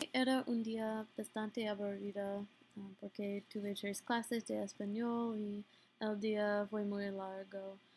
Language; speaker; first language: Spanish; non-native, learner; English